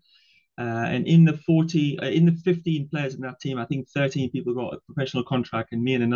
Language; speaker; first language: English; non-native, local second language; Afrikaans